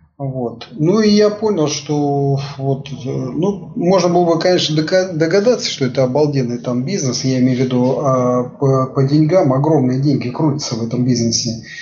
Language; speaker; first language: Russian; native; Russian